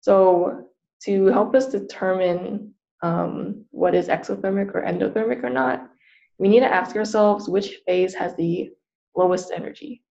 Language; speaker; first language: English; native; English